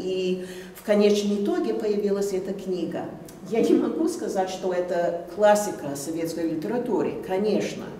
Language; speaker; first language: Russian; non-native, fluent; English